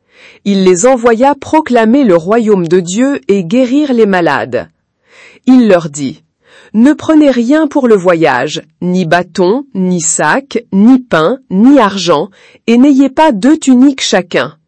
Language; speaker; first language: French; native; French